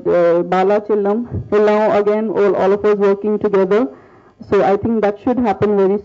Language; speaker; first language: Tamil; non-native, learner; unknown